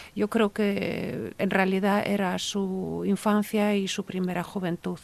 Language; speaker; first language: Spanish; early bilingual, heritage; Russian